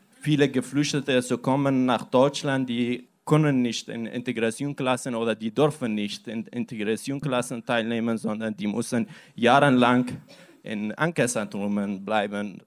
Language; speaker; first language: German; non-native, learner; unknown